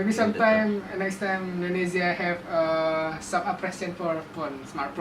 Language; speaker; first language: English; non-native, learner; Indonesian